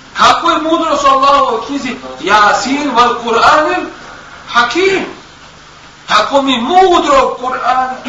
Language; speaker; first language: Bosnian; native; Bosnian